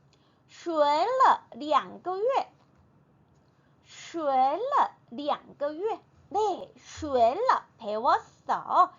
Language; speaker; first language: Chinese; non-native, fluent; Korean